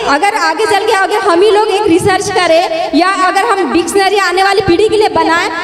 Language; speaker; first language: Hindi; non-native, local second language; Gondi